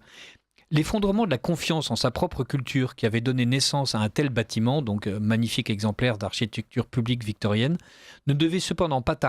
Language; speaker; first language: French; native; French